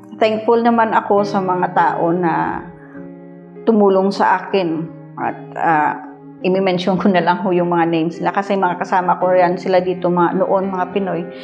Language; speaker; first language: Filipino; non-native, local second language; Hiligaynon